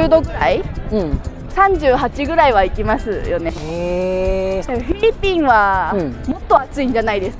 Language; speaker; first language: Japanese; native; Japanese